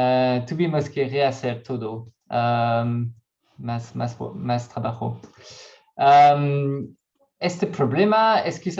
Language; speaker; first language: Spanish; non-native, learner; French